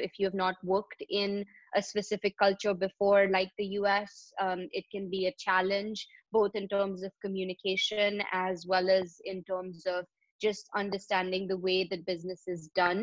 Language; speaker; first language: English; non-native, local second language; Hindi